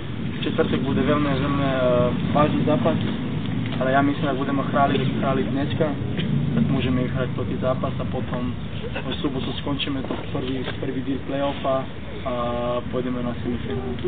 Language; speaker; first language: Slovak; non-native, learner; Croatian